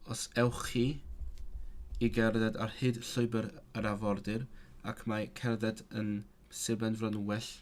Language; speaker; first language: Welsh; non-native, learner; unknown